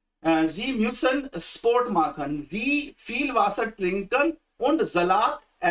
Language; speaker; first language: German; non-native, local second language; Hindi